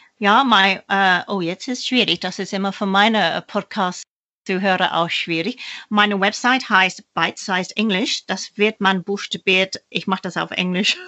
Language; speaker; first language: German; non-native, fluent; English